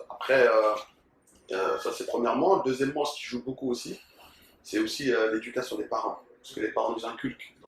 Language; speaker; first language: French; early bilingual, other home language; Soninke